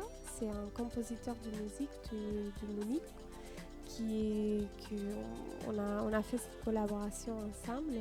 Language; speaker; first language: French; non-native, fluent; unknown